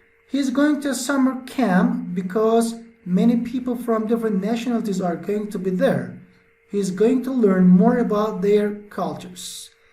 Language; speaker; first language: English; non-native, fluent; Turkish